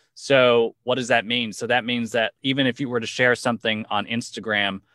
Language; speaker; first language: English; native; English